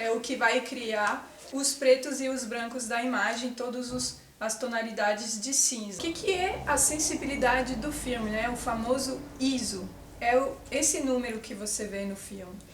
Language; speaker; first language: Portuguese; non-native, fluent; French